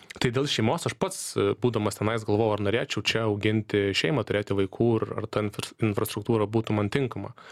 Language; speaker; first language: Lithuanian; native; Lithuanian